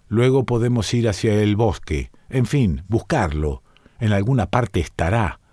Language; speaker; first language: Spanish; native; Spanish